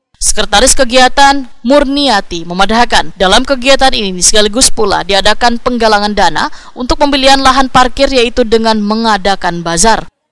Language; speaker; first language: Indonesian; non-native, local second language; Banjar